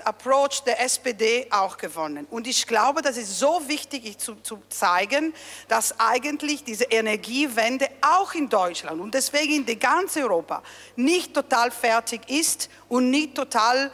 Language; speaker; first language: German; non-native, fluent; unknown